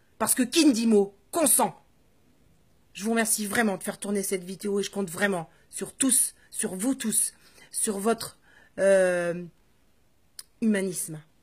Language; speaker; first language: French; native; French